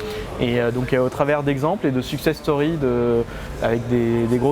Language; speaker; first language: French; native; French